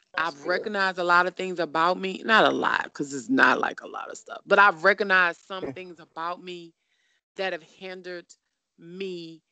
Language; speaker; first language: English; native; English